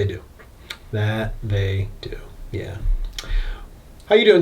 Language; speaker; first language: English; native; English